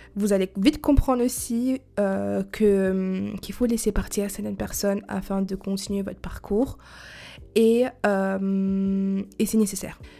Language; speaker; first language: French; non-native, fluent; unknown